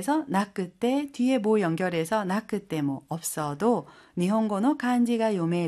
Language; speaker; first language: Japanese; non-native, fluent; Korean